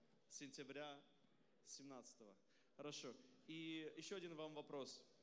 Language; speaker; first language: Russian; native; Russian